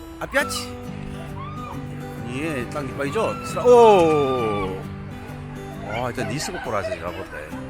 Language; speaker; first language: Russian; non-native, learner; Korean